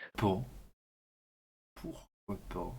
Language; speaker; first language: French; native; French